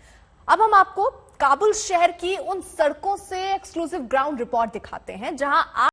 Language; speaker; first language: Hindi; native; Hindi